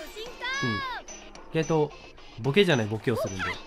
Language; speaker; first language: Japanese; native; Japanese